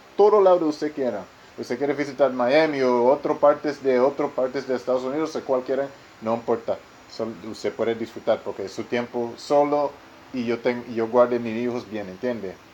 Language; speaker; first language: Spanish; non-native, learner; English